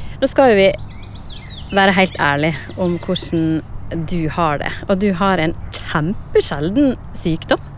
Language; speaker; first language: Norwegian; native; Norwegian